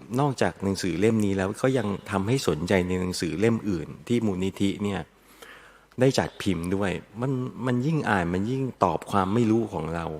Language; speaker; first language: Thai; native; Thai